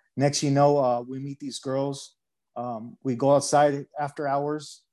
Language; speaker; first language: English; native; English